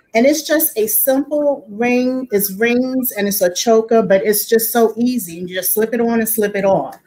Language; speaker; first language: English; native; English